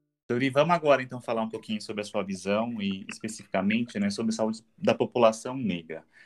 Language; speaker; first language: Portuguese; native; Portuguese